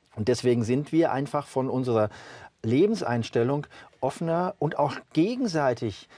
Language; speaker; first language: German; native; German